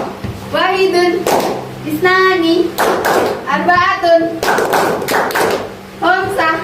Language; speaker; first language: Arabic; non-native, learner; Indonesian